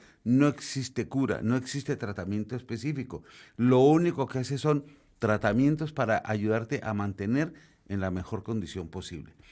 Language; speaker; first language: Spanish; native; Spanish